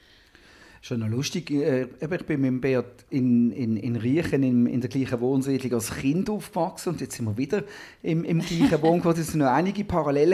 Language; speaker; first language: German; native; German